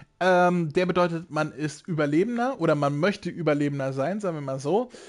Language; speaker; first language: German; native; German